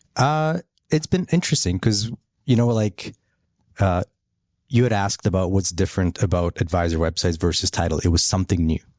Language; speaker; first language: English; early bilingual, other home language; Polish